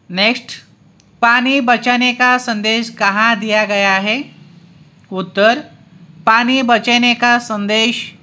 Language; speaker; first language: Hindi; non-native, local second language; Marathi